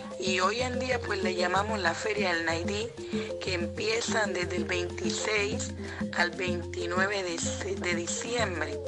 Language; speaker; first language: Spanish; native; Spanish